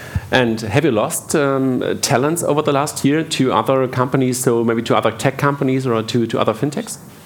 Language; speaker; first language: English; non-native, fluent; German